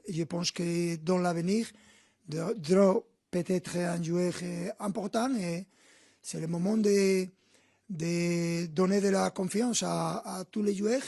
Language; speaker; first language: French; non-native, fluent; Spanish